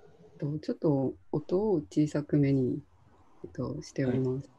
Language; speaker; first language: Japanese; non-native, local second language; Chinese